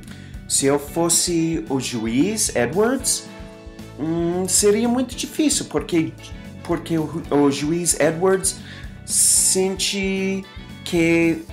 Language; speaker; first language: Portuguese; non-native, fluent; English